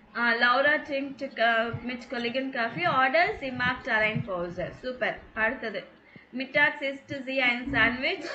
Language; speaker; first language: German; non-native, fluent; Tamil